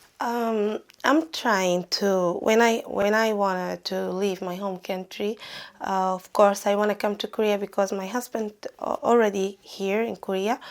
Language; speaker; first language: English; non-native, fluent; Arabic